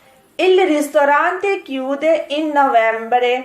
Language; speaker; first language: Italian; non-native, fluent; Urdu